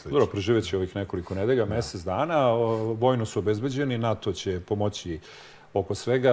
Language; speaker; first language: Serbian; native; Serbian